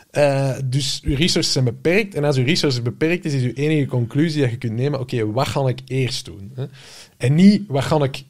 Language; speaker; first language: Dutch; native; Dutch